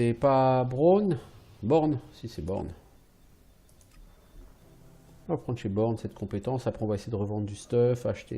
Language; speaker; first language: French; native; French